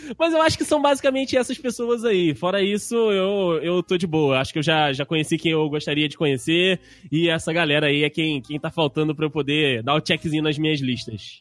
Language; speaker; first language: Portuguese; native; Portuguese